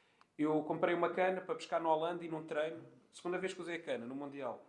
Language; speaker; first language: Portuguese; native; Portuguese